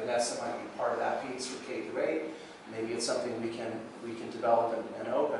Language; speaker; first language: English; native; English